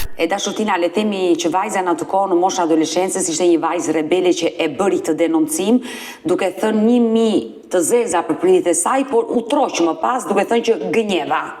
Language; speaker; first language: Albanian; native; Albanian